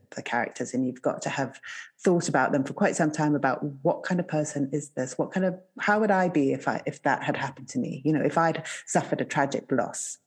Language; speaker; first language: English; native; English